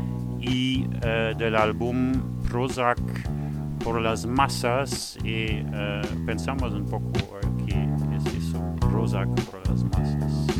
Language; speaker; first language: Spanish; non-native, fluent; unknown